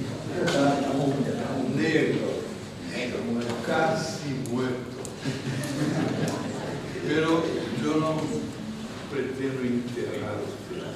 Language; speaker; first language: Spanish; non-native, fluent; Portuguese